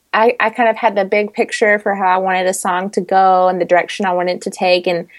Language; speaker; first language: English; native; English